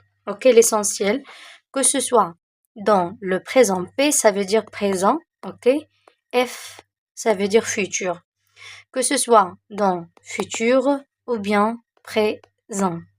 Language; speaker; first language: French; non-native, local second language; Arabic